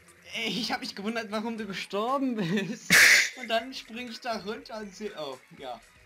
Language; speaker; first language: German; native; German